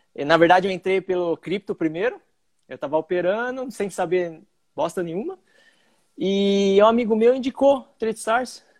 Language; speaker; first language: Portuguese; early bilingual, other home language; English